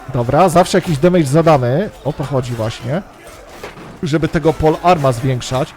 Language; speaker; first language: Polish; native; Polish